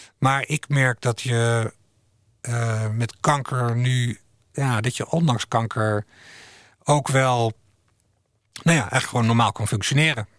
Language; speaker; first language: Dutch; native; Dutch